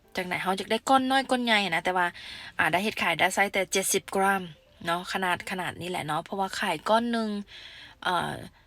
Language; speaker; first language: Thai; native; Thai